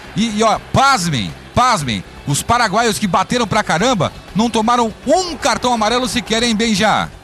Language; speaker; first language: Portuguese; native; Portuguese